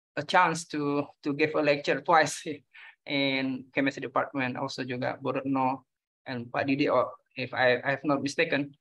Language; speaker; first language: English; non-native, fluent; Indonesian